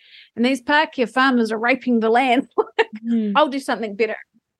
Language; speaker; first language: English; native; English